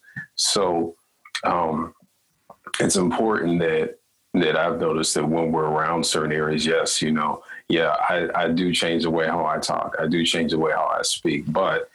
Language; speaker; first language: English; native; English